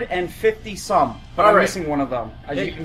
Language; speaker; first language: English; native; English